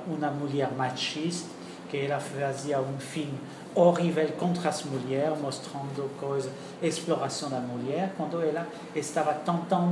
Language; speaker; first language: Portuguese; non-native, fluent; French